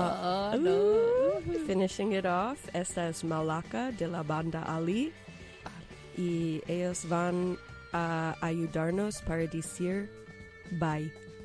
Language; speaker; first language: Spanish; non-native, fluent; English